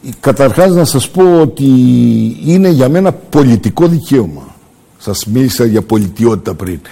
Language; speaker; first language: Greek; early bilingual, heritage; Greek